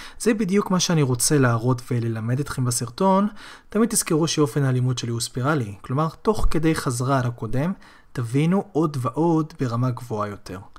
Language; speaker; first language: Hebrew; native; Hebrew